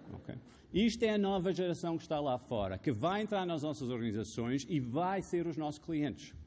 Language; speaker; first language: Portuguese; non-native, fluent; Arabic